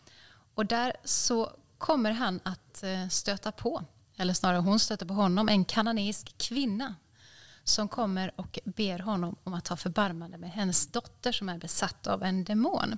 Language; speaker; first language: Swedish; native; Swedish